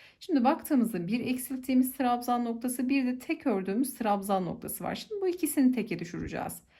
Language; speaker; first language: Turkish; native; Turkish